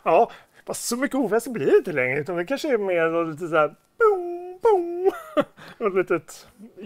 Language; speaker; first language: Swedish; native; Swedish